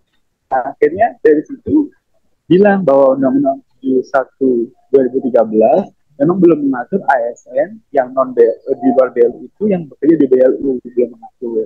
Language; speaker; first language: Indonesian; native; Indonesian